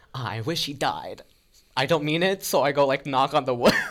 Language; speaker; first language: English; non-native, local second language; Filipino